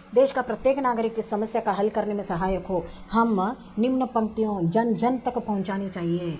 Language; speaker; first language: Hindi; non-native, local second language; Kannada